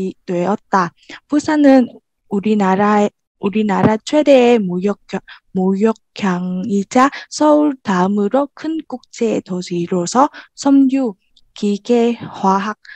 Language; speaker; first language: Korean; non-native, learner; Vietnamese